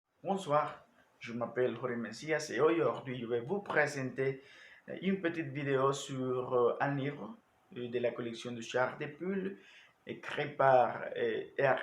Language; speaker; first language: French; non-native, learner; Spanish